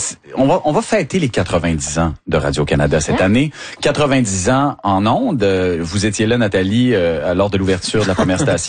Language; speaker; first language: French; native; French